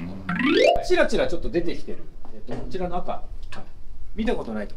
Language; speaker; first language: Japanese; native; Japanese